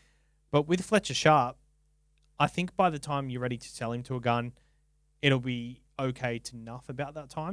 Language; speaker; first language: English; native; English